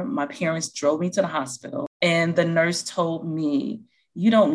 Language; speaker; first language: English; native; English